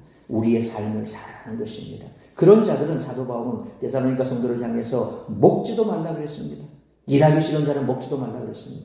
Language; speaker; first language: Korean; native; Korean